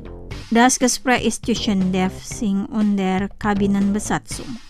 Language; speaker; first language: German; non-native, fluent; Indonesian